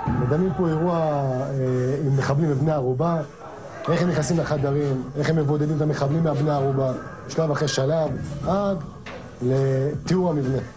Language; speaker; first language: Hebrew; native; Hebrew